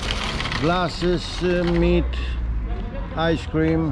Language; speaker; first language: English; non-native, learner; Romanian